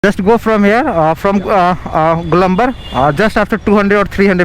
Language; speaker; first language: English; non-native, local second language; Hindi